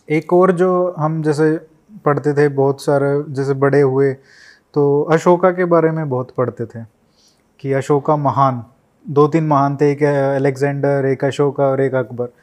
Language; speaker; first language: Hindi; native; Hindi